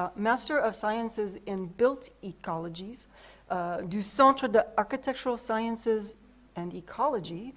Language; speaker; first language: French; non-native, fluent; English